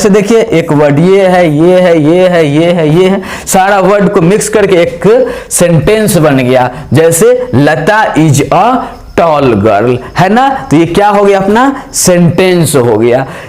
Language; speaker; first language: Hindi; native; Hindi